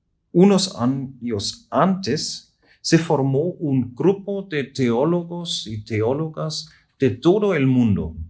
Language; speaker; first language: Spanish; non-native, fluent; German